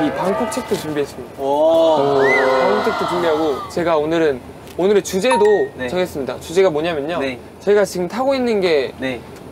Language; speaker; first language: Korean; non-native, fluent; Thai